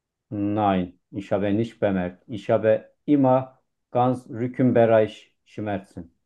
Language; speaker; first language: German; non-native, learner; Turkish